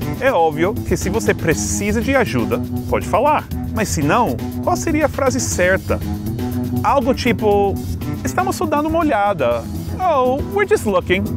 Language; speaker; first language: Portuguese; non-native, fluent; English